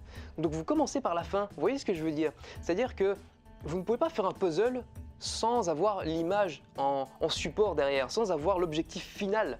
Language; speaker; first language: French; native; French